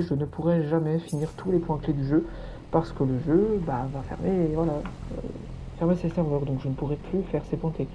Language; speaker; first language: French; native; French